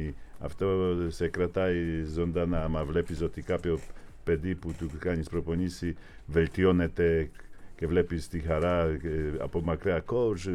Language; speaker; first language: Greek; non-native, fluent; Polish